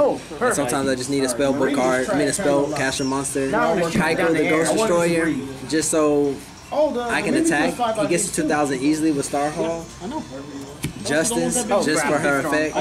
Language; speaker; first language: English; native; English